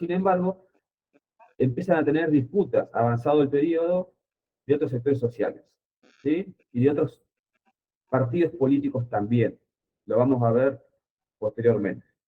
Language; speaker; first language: Spanish; native; Spanish